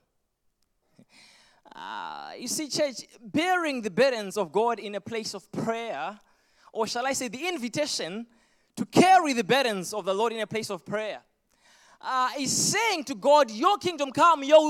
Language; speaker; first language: English; non-native, local second language; Shona